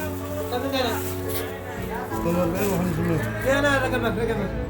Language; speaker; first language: Arabic; native; Arabic